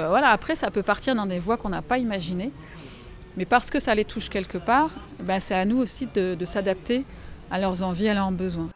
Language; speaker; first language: French; native; French